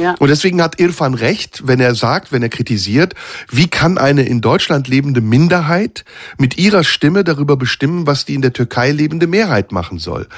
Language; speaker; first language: German; early bilingual, other home language; Turkish